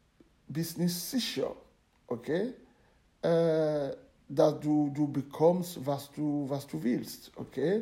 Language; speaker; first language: German; non-native, learner; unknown